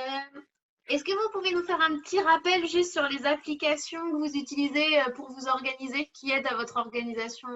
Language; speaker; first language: French; native; French